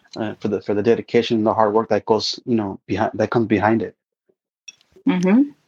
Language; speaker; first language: English; early bilingual, other home language; Spanish